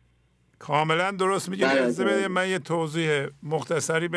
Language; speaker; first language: Persian; native; Persian